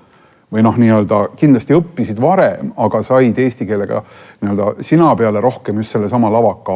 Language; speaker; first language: Estonian; native; Estonian